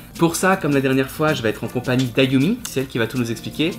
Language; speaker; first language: French; native; French